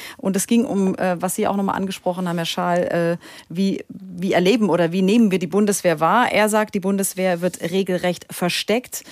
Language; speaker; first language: German; native; German